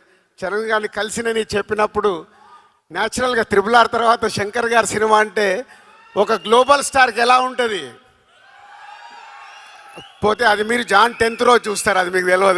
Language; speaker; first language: Telugu; native; Telugu